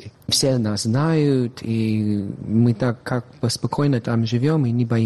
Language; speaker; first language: Russian; non-native, fluent; English